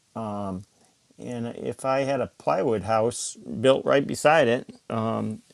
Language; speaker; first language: English; native; English